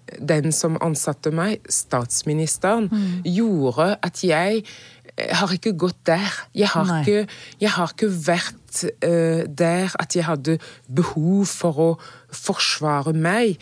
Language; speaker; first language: Norwegian; non-native, fluent; French